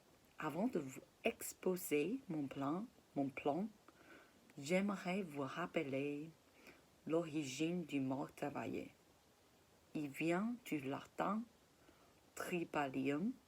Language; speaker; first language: French; non-native, fluent; Chinese